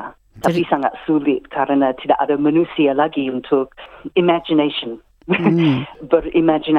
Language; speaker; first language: Indonesian; non-native, fluent; English